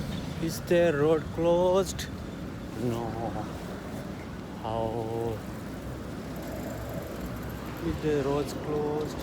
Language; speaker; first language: English; non-native, learner; Nepali